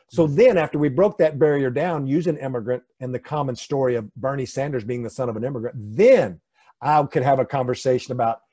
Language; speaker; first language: English; native; English